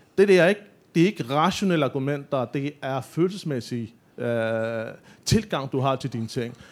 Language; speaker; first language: Danish; non-native, fluent; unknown